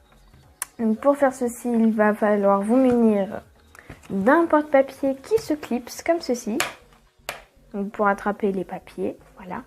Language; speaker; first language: French; native; French